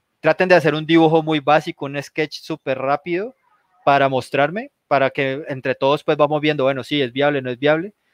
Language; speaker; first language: Spanish; native; Spanish